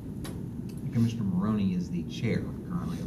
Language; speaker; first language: English; native; English